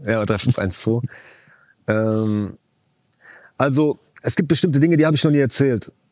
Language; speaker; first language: German; early bilingual, other home language; Chechen